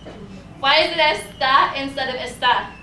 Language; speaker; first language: Spanish; non-native, fluent; English